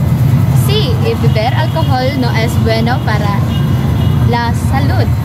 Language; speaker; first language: Spanish; non-native, learner; Cebuano